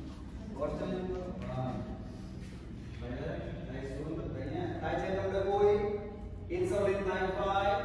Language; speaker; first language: Vietnamese; non-native, learner; Hindi